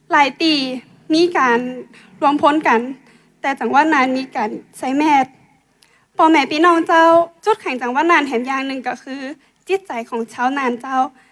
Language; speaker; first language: Thai; native; Thai